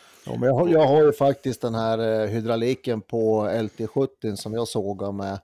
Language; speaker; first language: Swedish; native; Swedish